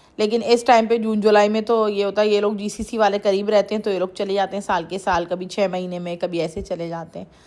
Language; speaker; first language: Urdu; native; Urdu